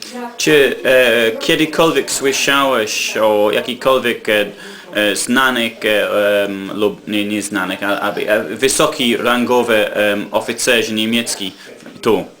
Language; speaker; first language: Polish; non-native, learner; English